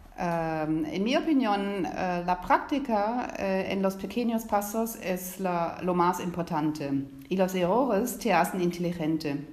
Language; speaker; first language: Spanish; non-native, learner; German